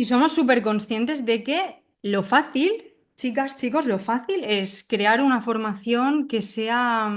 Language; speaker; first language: Spanish; native; Spanish